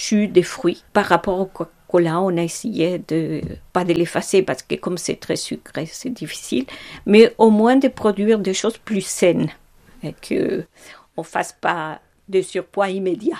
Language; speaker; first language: French; non-native, fluent; Spanish